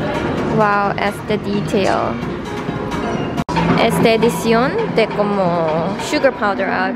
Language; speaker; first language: Spanish; non-native, fluent; Korean